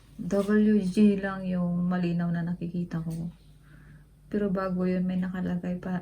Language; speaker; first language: Filipino; native; Filipino